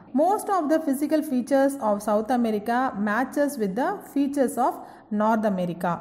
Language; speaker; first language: English; non-native, local second language; Tamil